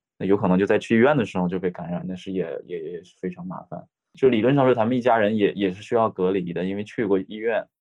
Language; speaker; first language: Chinese; native; Chinese